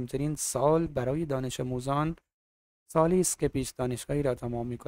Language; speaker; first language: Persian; non-native, fluent; Urdu